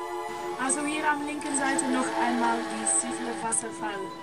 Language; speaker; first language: German; non-native, fluent; Norwegian